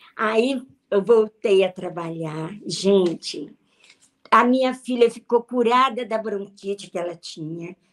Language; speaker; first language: Portuguese; native; Portuguese